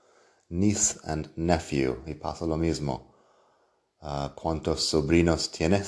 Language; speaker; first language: Spanish; non-native, fluent; English